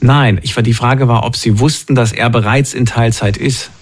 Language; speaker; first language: German; native; German